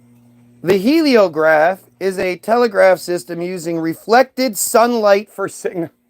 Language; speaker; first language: English; native; English